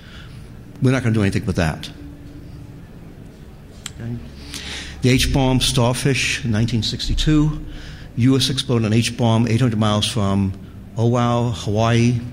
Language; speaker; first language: English; native; English